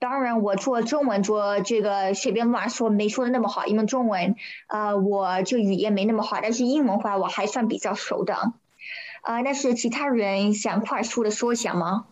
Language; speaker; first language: Chinese; early bilingual, heritage; Chinese